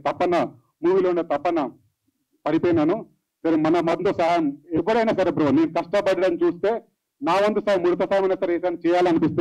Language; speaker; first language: Telugu; native; Telugu